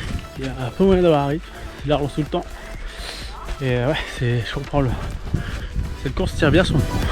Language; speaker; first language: French; native; French